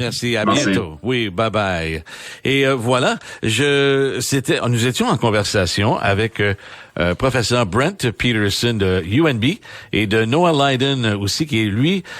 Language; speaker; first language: French; native; French